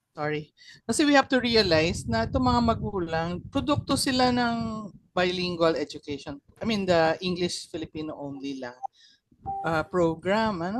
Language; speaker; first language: Filipino; non-native, local second language; Iloko